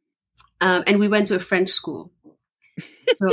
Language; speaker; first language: English; non-native, fluent; Arabic